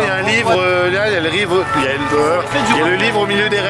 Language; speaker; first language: French; native; French